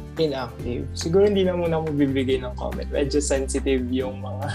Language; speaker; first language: Filipino; native; Filipino